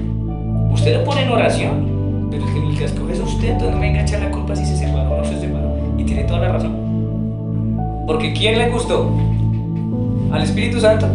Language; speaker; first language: Spanish; native; Spanish